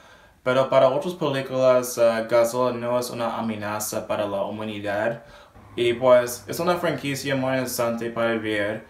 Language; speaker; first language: Spanish; non-native, learner; English